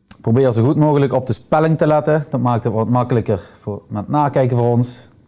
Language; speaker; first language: Dutch; native; Dutch